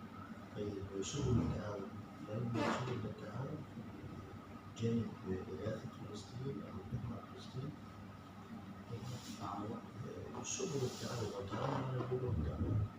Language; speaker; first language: Arabic; native; Arabic